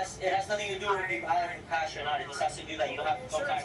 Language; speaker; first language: English; native; English